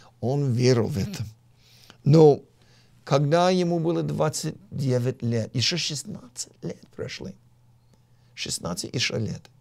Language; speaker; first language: Russian; non-native, fluent; English